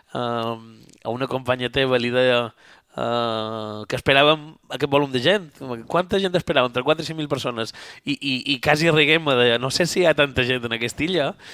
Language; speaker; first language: Catalan; native; Catalan